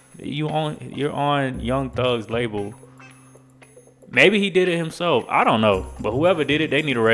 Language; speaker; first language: English; native; English